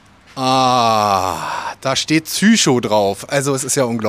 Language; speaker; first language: German; native; German